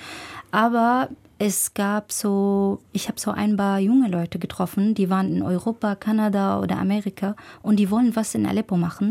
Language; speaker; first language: German; non-native, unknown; Arabic